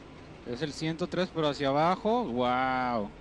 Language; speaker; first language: Spanish; native; Spanish